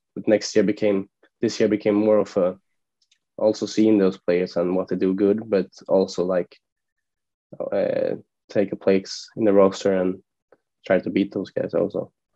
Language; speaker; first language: English; non-native, fluent; Swedish